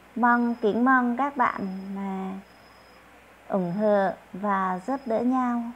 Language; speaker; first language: Vietnamese; non-native, local second language; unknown